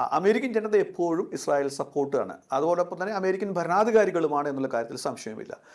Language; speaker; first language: Malayalam; native; Malayalam